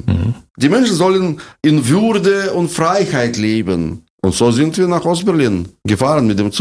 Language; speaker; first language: German; non-native, fluent; Russian